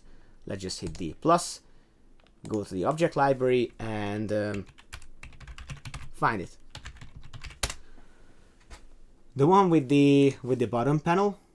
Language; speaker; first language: English; non-native, fluent; Hungarian